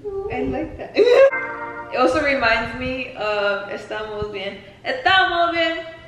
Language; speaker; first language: English; early bilingual, other home language; Spanish